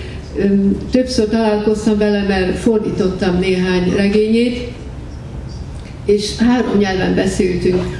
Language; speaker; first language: Hungarian; early bilingual, heritage; Hungarian